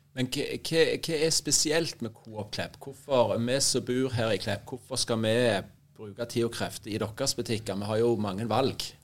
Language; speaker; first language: Norwegian; native; Norwegian